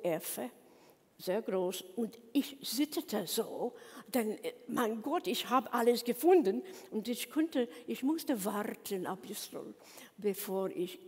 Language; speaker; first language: German; non-native, learner; English